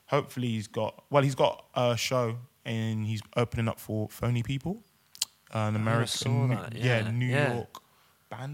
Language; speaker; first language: English; native; English